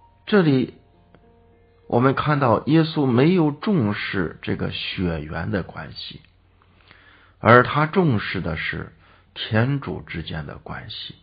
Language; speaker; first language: Chinese; native; Chinese